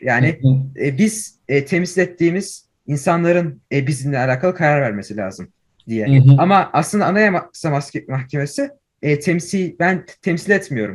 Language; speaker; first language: Turkish; early bilingual, heritage; Turkish